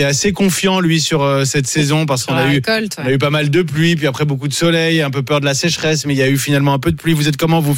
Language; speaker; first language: French; native; French